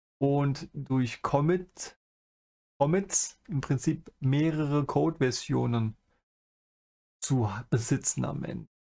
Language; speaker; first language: German; native; German